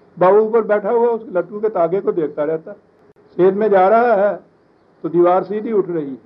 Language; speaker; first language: Urdu; native; Urdu